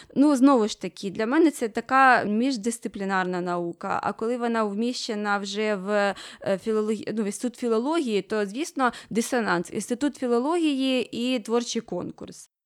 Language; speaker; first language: Ukrainian; native; Ukrainian